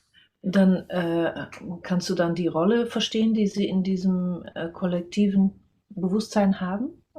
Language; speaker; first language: German; non-native, fluent; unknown